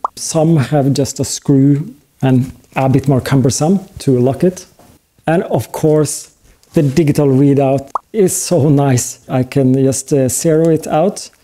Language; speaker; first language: English; non-native, fluent; Norwegian